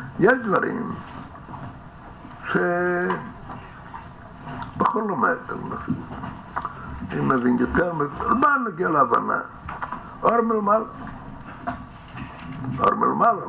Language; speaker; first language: Hebrew; non-native, fluent; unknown